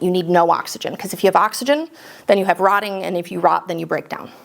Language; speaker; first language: English; native; English